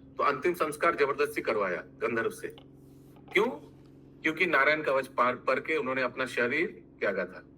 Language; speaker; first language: Hindi; non-native, local second language; Bangla